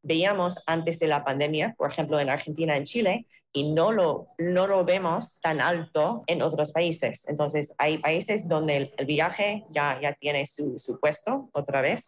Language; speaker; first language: Spanish; non-native, fluent; English